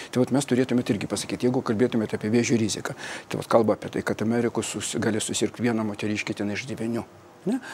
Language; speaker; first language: Lithuanian; non-native, fluent; Russian